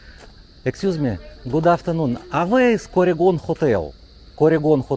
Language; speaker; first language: English; non-native, learner; Russian